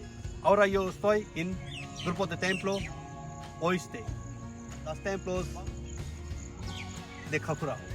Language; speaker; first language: Spanish; non-native, learner; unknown